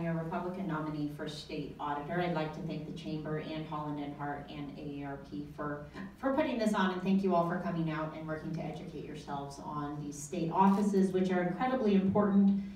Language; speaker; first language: English; native; English